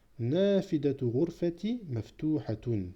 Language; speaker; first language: Arabic; non-native, fluent; French